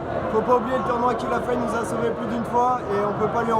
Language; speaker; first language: French; native; French